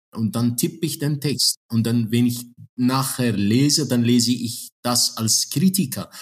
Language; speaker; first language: German; non-native, fluent; Arabic